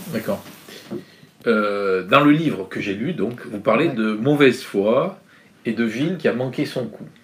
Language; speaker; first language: French; native; French